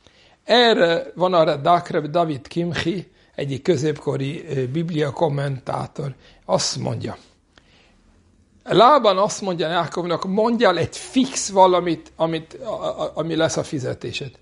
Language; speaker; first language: Hungarian; non-native, fluent; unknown